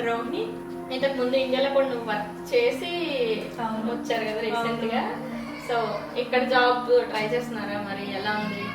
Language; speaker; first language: Telugu; native; Telugu